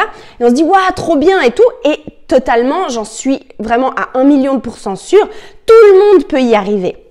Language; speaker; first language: French; native; French